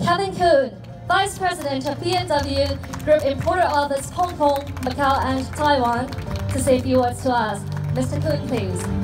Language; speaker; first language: English; non-native, local second language; Cantonese